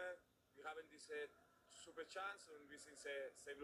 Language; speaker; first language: German; non-native, fluent; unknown